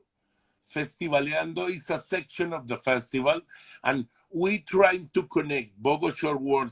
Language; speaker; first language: English; non-native, learner; Spanish